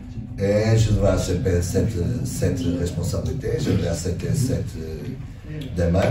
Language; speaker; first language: French; non-native, learner; Portuguese